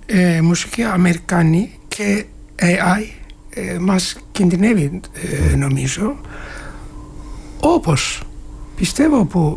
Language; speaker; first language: Greek; non-native, learner; Turkish